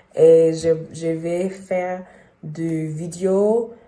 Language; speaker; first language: French; non-native, learner; English